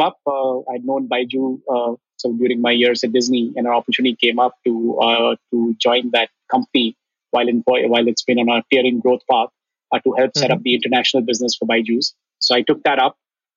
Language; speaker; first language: English; non-native, local second language; Hindi